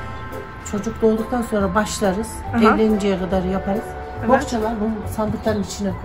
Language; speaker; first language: Turkish; native; Turkish